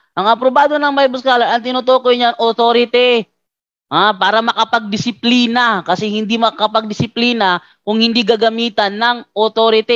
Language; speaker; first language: Filipino; native; Filipino